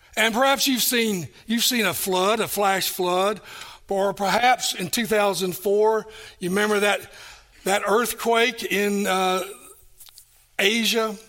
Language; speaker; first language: English; native; English